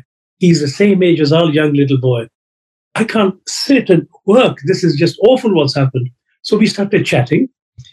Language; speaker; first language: English; non-native, local second language; Sindhi